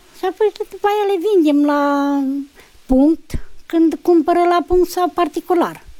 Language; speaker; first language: Romanian; native; Romanian